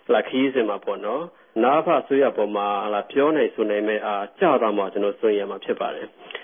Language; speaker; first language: Burmese; native; Burmese